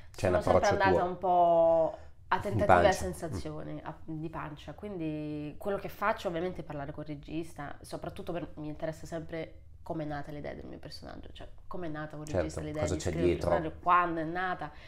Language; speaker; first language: Italian; non-native, fluent; Russian